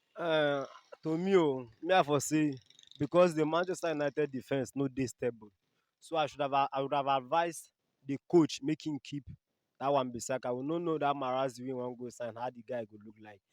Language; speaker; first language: Nigerian Pidgin; native; Nigerian Pidgin